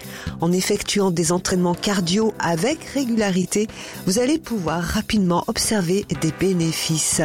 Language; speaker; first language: French; native; French